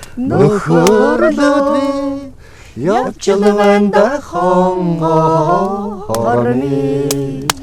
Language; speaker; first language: Mongolian; native; Mongolian